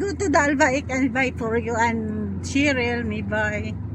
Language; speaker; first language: English; non-native, learner; Filipino